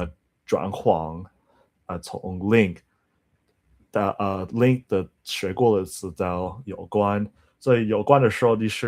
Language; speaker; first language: Chinese; non-native, learner; English